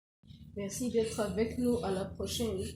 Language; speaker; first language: French; non-native, local second language; Kinyarwanda